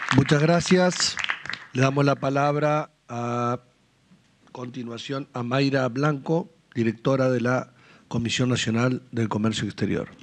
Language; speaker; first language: Spanish; native; Spanish